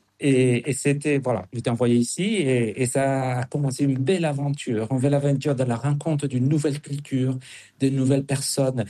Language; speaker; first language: French; non-native, fluent; Spanish